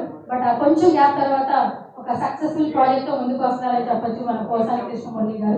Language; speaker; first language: Telugu; native; Telugu